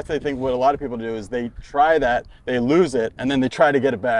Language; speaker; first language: English; native; English